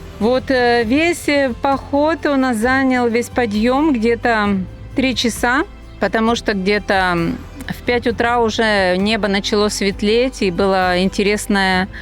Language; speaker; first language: Russian; native; Russian